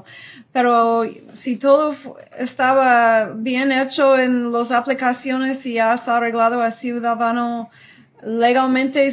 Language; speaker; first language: Spanish; non-native, fluent; English